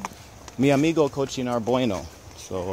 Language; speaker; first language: Spanish; non-native, learner; English